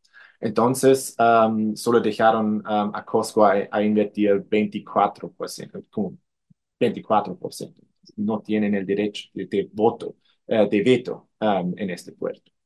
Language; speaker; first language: Spanish; non-native, fluent; German